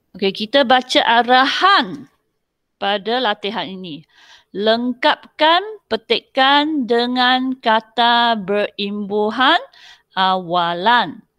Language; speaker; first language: Malay; non-native, local second language; Chinese